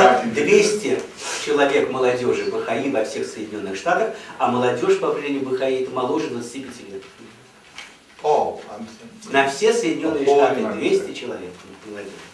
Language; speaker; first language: Russian; native; Russian